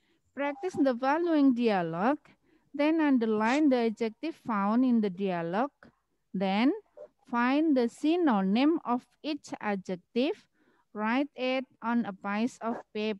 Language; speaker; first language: English; non-native, fluent; Indonesian